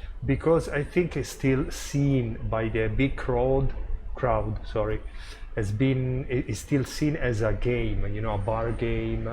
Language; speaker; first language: English; non-native, fluent; Italian